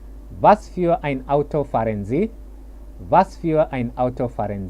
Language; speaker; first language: German; non-native, learner; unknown